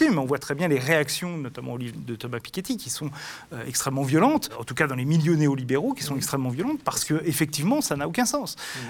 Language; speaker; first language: French; native; French